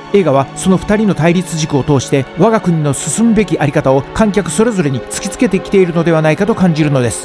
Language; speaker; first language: Japanese; native; Japanese